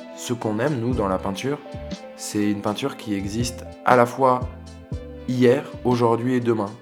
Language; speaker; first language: French; native; French